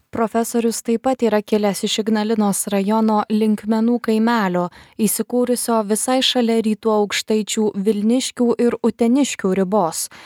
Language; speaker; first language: Lithuanian; native; Lithuanian